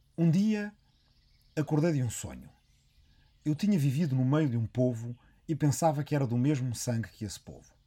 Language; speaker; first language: Portuguese; native; Portuguese